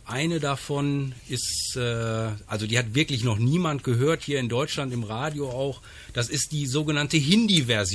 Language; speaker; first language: German; native; German